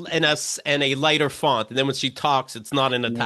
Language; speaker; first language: English; native; English